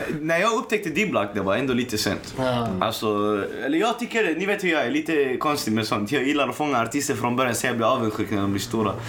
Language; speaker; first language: Swedish; early bilingual, other home language; Arabic